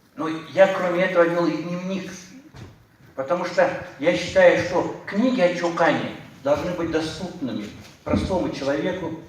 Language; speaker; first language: Russian; non-native, local second language; Uyghur